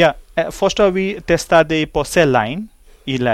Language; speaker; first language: Swedish; non-native, learner; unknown